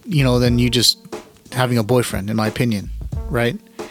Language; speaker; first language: Punjabi; early bilingual, heritage; Punjabi